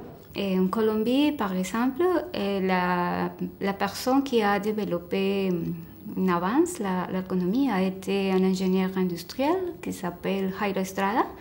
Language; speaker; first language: French; non-native, fluent; Spanish